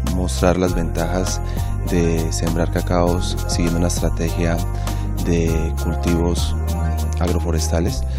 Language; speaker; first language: Spanish; non-native, fluent; French